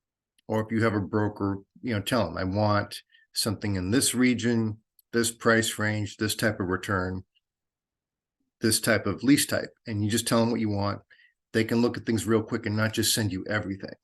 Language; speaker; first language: English; native; English